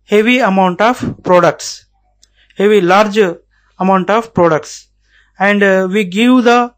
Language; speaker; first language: English; non-native, local second language; Telugu